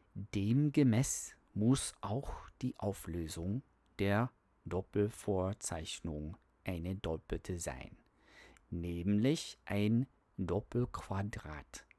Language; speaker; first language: German; non-native, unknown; English